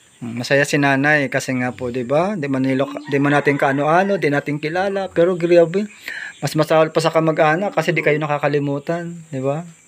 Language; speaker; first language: Filipino; non-native, local second language; Bikol